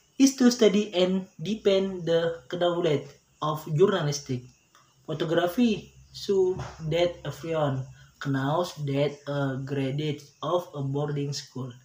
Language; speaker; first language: English; non-native, learner; Indonesian